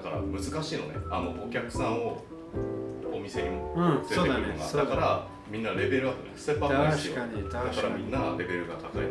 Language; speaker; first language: Japanese; native; Japanese